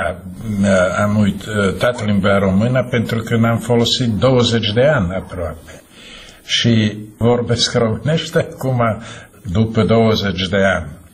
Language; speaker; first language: Romanian; non-native, fluent; Slovak